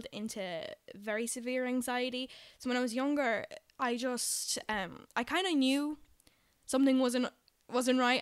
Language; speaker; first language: English; non-native, fluent; Polish